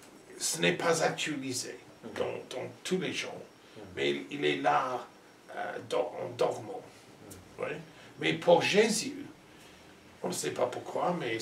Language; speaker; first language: French; non-native, learner; English